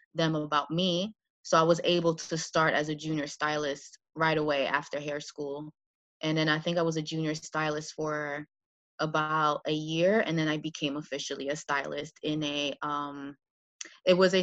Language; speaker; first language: English; native; English